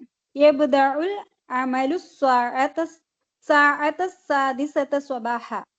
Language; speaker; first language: Arabic; non-native, learner; Tamil